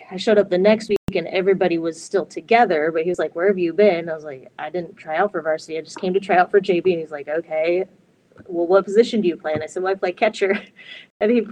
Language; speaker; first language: English; native; English